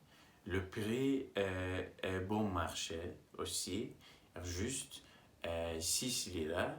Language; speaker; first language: French; non-native, learner; Turkish